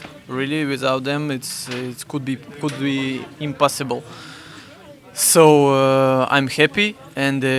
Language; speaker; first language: English; non-native, fluent; Russian